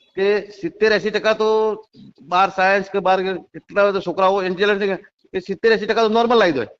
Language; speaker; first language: Gujarati; native; Gujarati